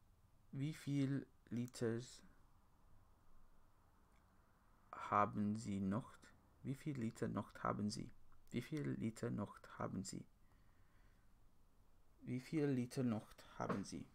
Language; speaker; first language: German; non-native, learner; English